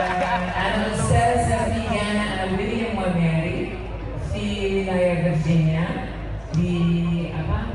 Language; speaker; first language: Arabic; non-native, fluent; English